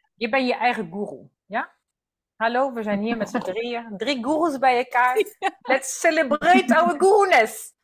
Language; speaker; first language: Dutch; non-native, fluent; French